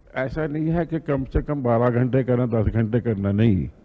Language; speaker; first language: Hindi; native; Hindi